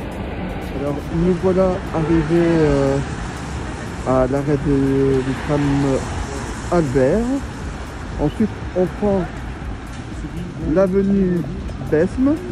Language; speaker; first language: French; native; French